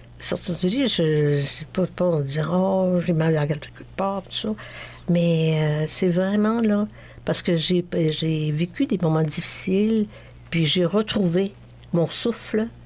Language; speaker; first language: French; native; French